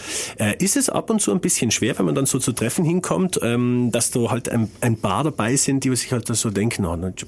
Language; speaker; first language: German; native; German